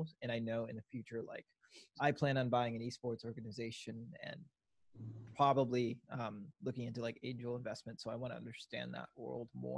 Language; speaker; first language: English; native; English